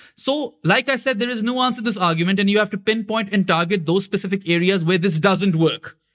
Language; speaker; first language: English; non-native, local second language; Urdu